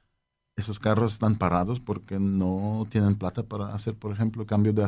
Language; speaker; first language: Spanish; non-native, fluent; Polish